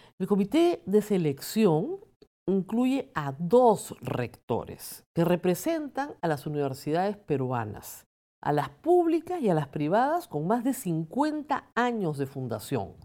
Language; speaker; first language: Spanish; native; Spanish